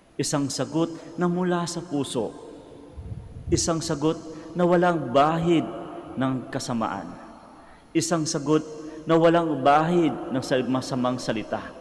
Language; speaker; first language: Filipino; non-native, local second language; Cebuano